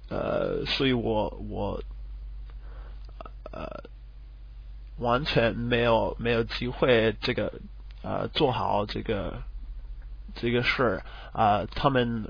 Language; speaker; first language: Chinese; non-native, learner; English